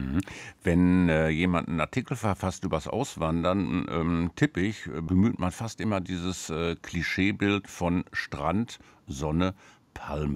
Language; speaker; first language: German; native; German